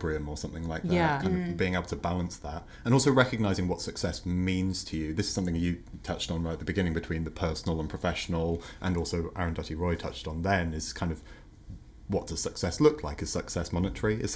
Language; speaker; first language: English; native; English